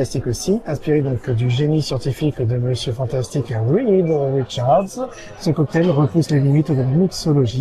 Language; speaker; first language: French; native; French